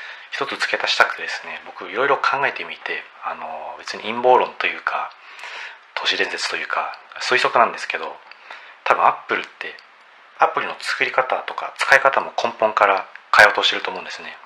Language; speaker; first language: Japanese; native; Japanese